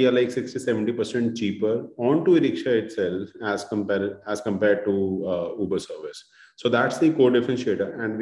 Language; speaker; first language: English; non-native, local second language; Hindi